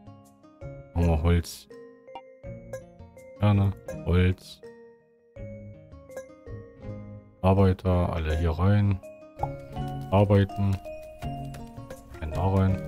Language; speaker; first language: German; native; German